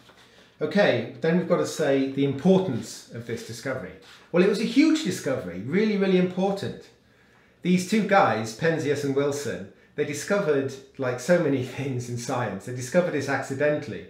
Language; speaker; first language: English; native; English